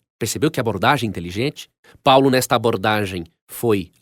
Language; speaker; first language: Portuguese; native; Portuguese